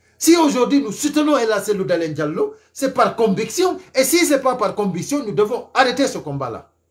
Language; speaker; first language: French; non-native, local second language; Fula